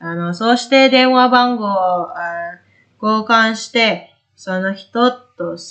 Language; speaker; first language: Japanese; non-native, learner; Indonesian